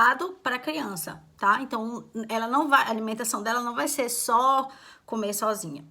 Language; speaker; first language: Portuguese; native; Portuguese